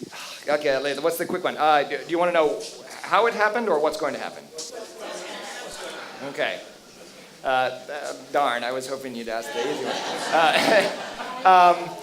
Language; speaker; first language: English; native; English